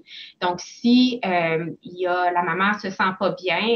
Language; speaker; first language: French; native; French